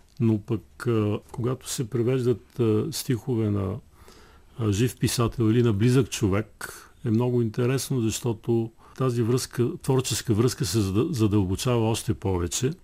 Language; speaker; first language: Bulgarian; native; Bulgarian